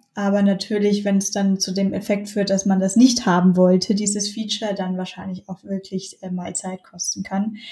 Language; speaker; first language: German; native; German